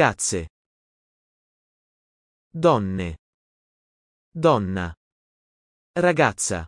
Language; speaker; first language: Italian; non-native, learner; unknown